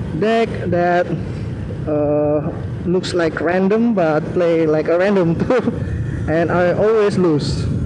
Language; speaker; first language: English; non-native, learner; Indonesian